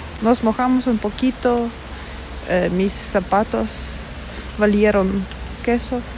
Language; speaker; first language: Spanish; non-native, fluent; Russian